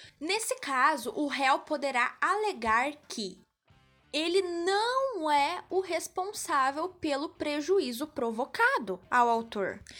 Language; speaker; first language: Portuguese; native; Portuguese